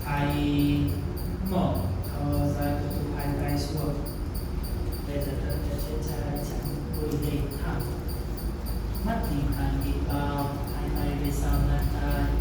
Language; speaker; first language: Vietnamese; non-native, learner; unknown